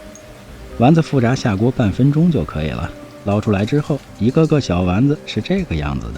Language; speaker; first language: Chinese; native; Chinese